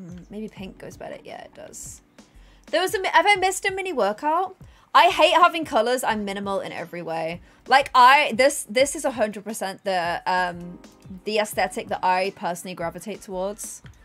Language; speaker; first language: English; native; English